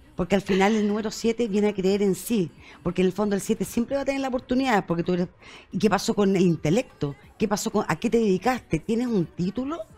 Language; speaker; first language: Spanish; native; Spanish